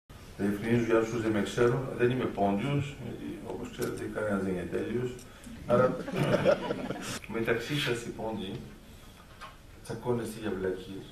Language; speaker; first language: Greek; early bilingual, heritage; Greek